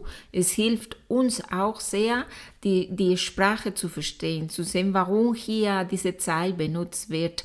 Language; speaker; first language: German; non-native, fluent; Spanish